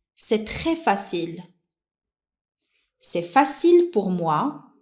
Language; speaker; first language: French; non-native, local second language; Arabic